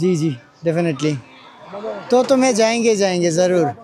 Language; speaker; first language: Hindi; non-native, learner; Bangla